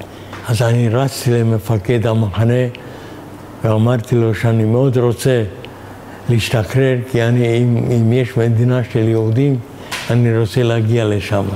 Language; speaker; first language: Hebrew; non-native, fluent; Hungarian